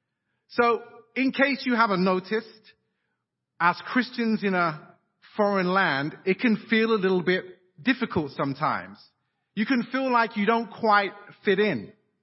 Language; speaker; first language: English; native; English